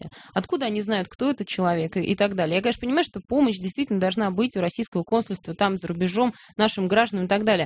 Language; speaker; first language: Russian; native; Russian